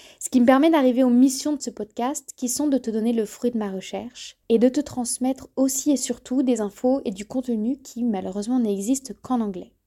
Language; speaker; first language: French; native; French